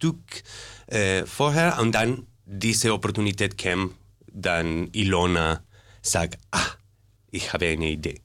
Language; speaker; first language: German; non-native, learner; Spanish